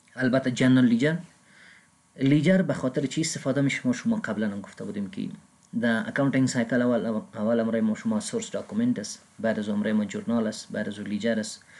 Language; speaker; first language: Persian; non-native, local second language; Pashto